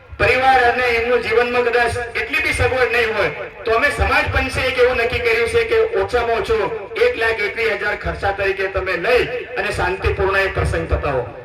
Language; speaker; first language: Gujarati; non-native, local second language; Bhili